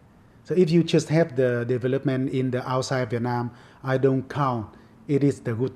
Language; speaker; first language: English; non-native, fluent; Vietnamese